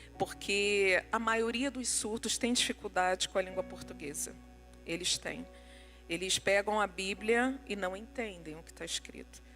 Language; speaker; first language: Portuguese; non-native, local second language; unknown